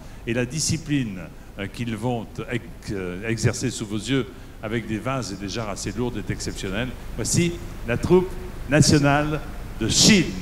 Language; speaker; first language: French; native; French